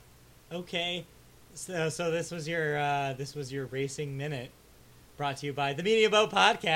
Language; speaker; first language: English; native; English